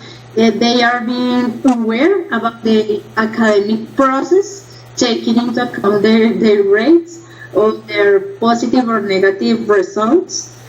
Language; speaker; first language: English; non-native, learner; Spanish